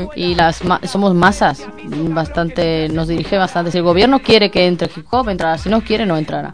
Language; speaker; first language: Spanish; early bilingual, other home language; Arabic